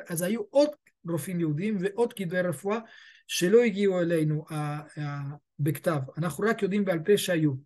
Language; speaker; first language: Hebrew; early bilingual, other home language; Spanish